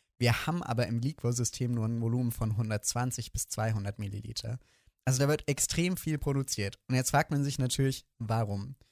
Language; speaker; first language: German; native; German